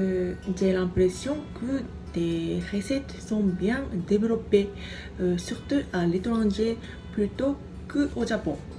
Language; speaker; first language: French; non-native, fluent; Japanese